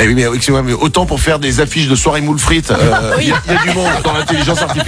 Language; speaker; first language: French; native; French